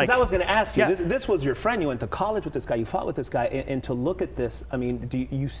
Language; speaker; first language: English; native; English